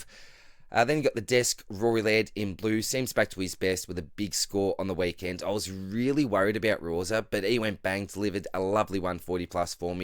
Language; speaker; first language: English; native; English